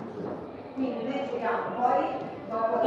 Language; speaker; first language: Italian; native; Italian